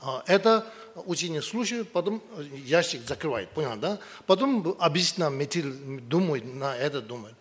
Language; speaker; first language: Russian; non-native, learner; Tibetan